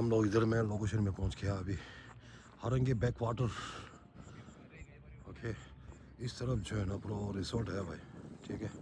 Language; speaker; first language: Hindi; non-native, local second language; Tibetan